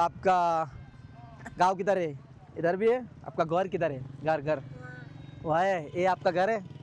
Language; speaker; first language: Hindi; non-native, learner; Bangla